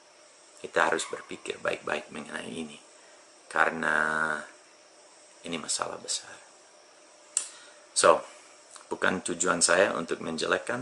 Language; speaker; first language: Indonesian; non-native, fluent; English